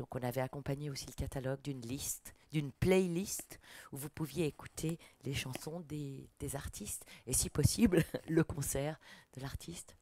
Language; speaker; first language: French; native; French